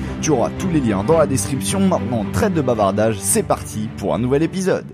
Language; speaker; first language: French; native; French